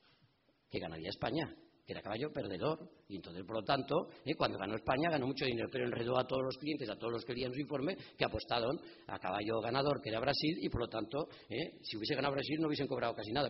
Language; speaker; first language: Spanish; native; Spanish